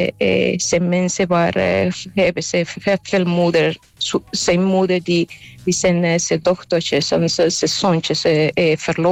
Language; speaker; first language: Dutch; non-native, local second language; Papiamento